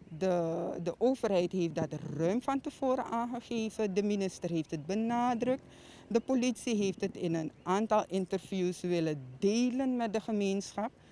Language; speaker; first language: Dutch; native; Dutch